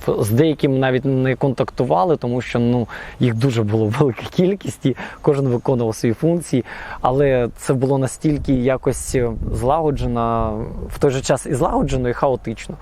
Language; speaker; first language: Ukrainian; native; Ukrainian